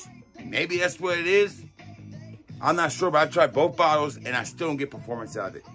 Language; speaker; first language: English; native; English